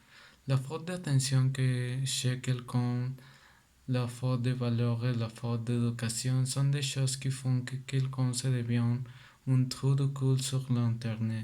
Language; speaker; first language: French; non-native, learner; Spanish